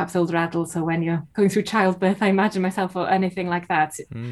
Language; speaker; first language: English; non-native, local second language; Welsh